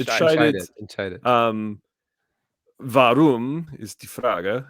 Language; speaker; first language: German; non-native, learner; English